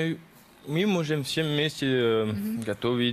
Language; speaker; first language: Russian; early bilingual, heritage; French